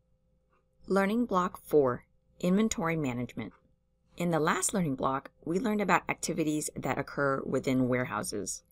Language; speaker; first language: English; native; English